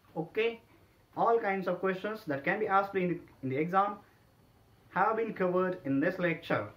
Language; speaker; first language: English; non-native, local second language; Marathi